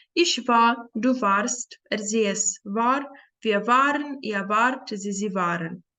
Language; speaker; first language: German; non-native, fluent; Ukrainian